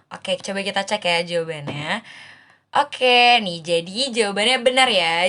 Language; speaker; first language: Indonesian; native; Indonesian